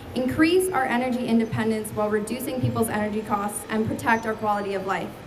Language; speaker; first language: English; native; English